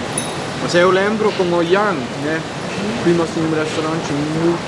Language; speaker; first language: Portuguese; non-native, learner; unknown